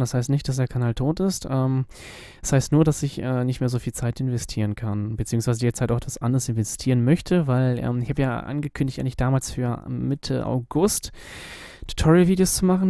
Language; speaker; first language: German; native; German